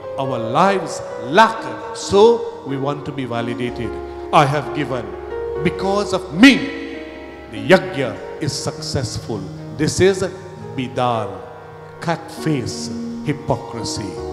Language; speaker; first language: English; native; English